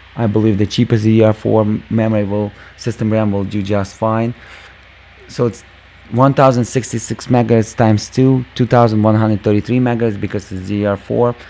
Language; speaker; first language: English; non-native, fluent; Russian